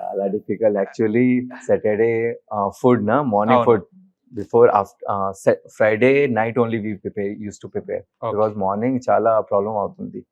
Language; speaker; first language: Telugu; non-native, learner; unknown